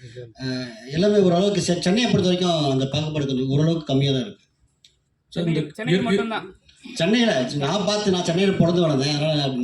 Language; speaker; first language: Tamil; native; Tamil